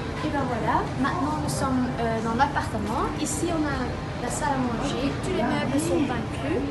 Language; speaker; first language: French; non-native, fluent; Dutch